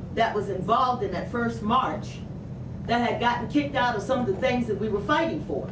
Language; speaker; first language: English; native; English